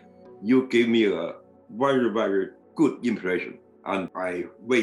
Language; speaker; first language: English; non-native, learner; Chinese